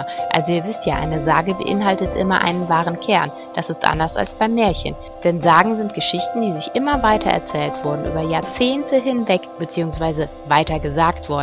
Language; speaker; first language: German; native; German